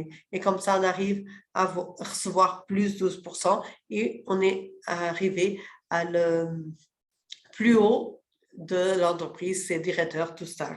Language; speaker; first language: French; early bilingual, other home language; Portuguese